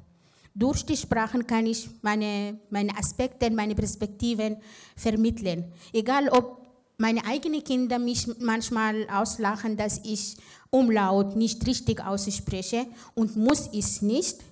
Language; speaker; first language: German; non-native, fluent; Arabic